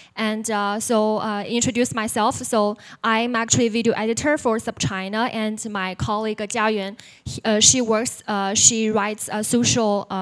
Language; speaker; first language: English; non-native, fluent; Chinese